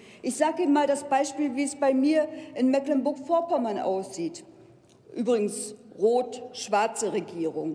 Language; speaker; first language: German; native; German